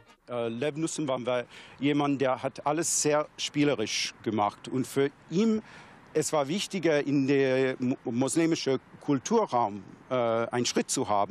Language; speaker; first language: German; non-native, fluent; English